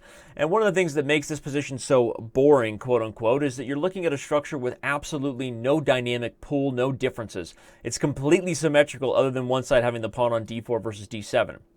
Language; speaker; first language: English; native; English